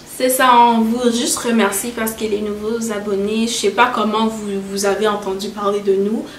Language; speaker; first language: French; early bilingual, other home language; Haitian Creole